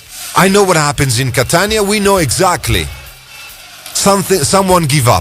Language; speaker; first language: English; non-native, fluent; Italian